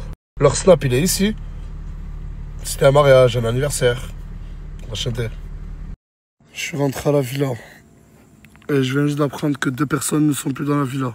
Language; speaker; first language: French; native; French